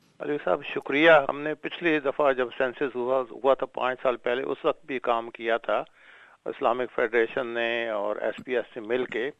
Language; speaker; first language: Urdu; non-native, local second language; Punjabi